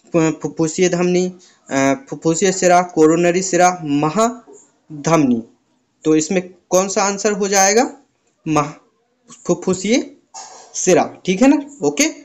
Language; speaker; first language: Hindi; native; Hindi